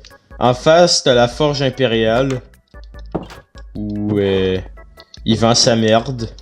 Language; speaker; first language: French; native; French